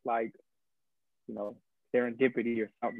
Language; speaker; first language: English; native; English